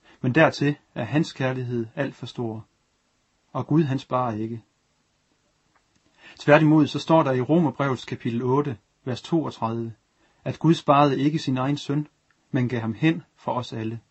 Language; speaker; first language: Danish; native; Danish